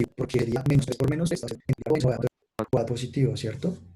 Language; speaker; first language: Spanish; native; Spanish